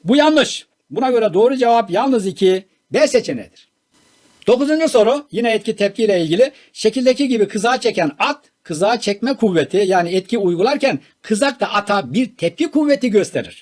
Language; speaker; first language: Turkish; native; Turkish